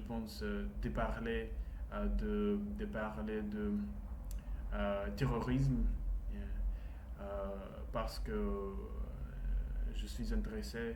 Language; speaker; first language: French; non-native, learner; Russian